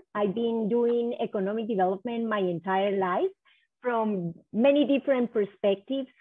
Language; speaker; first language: English; non-native, fluent; Spanish